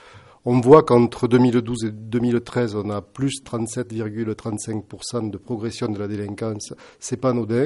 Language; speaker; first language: French; native; French